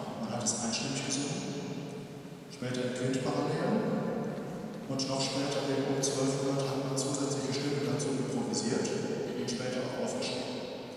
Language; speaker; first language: German; native; German